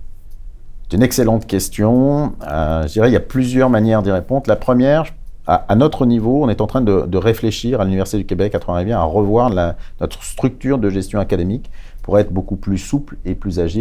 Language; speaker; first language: French; native; French